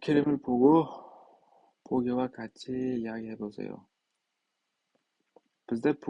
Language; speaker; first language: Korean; non-native, fluent; Uzbek